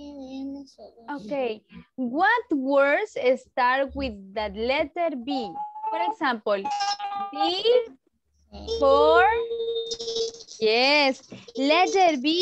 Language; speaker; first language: English; non-native, learner; Spanish